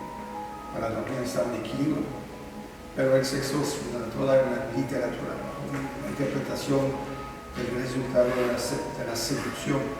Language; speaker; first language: Spanish; non-native, fluent; French